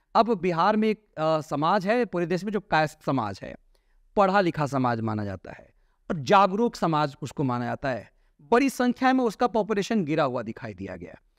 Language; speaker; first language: Hindi; native; Hindi